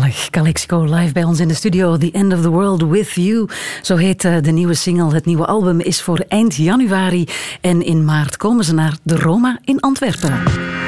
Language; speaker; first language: Dutch; native; Dutch